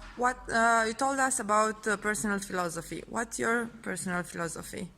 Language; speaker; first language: English; non-native, fluent; Romanian